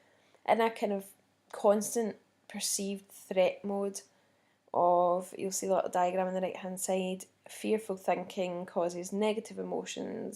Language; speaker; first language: English; native; English